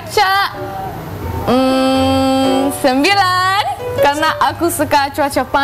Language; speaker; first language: Indonesian; non-native, learner; English